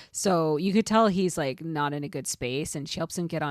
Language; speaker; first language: English; native; English